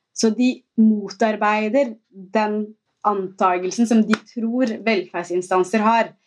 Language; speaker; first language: Norwegian; early bilingual, other home language; Somali